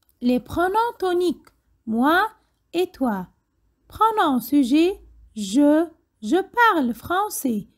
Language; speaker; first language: French; non-native, fluent; Arabic